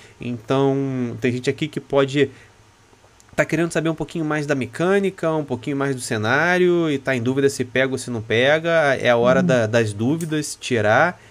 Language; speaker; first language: Portuguese; native; Portuguese